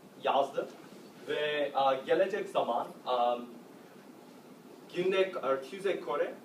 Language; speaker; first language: Turkish; non-native, learner; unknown